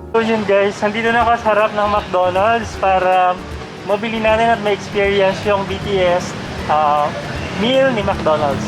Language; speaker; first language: Filipino; native; Filipino